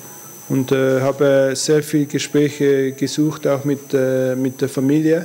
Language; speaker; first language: German; early bilingual, other home language; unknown